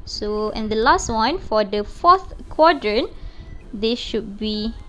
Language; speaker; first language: English; non-native, local second language; Malay